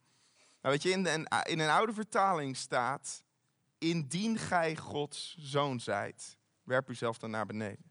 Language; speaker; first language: Dutch; native; Dutch